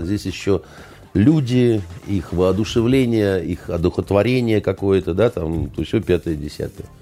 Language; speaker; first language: Russian; native; Russian